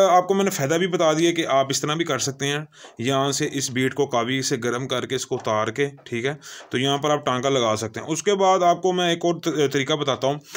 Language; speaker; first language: Urdu; non-native, local second language; Punjabi